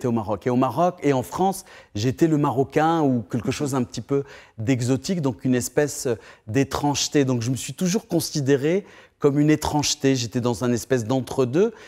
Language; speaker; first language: French; early bilingual, other home language; Tachelhit